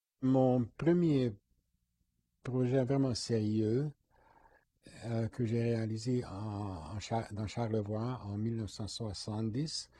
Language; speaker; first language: French; non-native, fluent; Hungarian